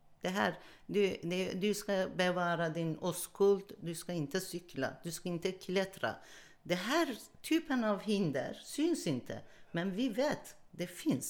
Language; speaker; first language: Swedish; non-native, learner; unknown